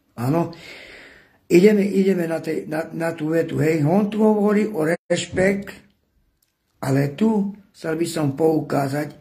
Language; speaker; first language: Slovak; non-native, local second language; Romany